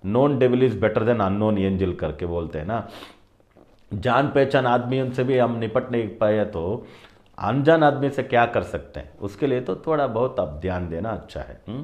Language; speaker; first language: Hindi; non-native, local second language; Kannada